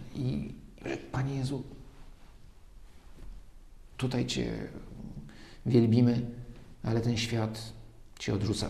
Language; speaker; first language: Polish; native; Polish